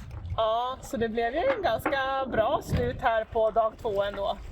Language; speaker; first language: Swedish; native; Swedish